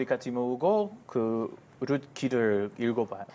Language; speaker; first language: Korean; non-native, fluent; Hebrew